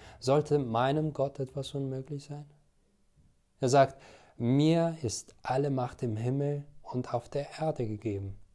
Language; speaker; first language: German; non-native, fluent; Albanian